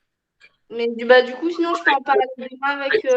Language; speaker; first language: French; native; French